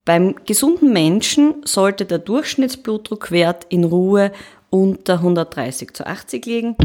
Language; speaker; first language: German; native; German